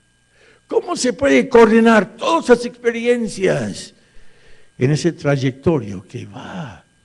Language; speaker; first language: Spanish; non-native, fluent; English